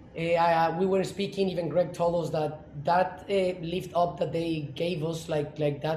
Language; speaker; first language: English; non-native, fluent; Spanish